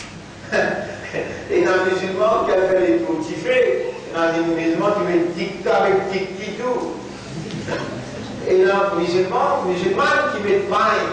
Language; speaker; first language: French; non-native, local second language; Morisyen